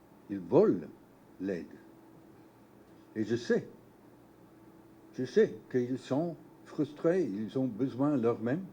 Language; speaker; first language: French; non-native, learner; English